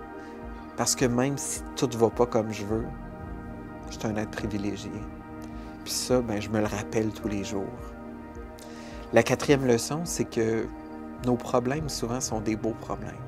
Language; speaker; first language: French; native; French